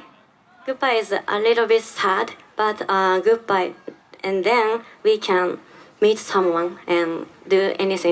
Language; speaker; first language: English; non-native, learner; Japanese